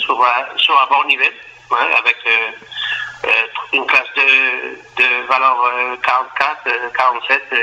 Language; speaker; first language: French; non-native, fluent; Spanish